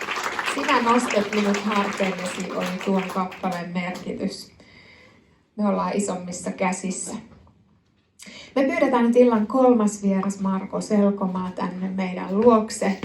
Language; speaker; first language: Finnish; native; Finnish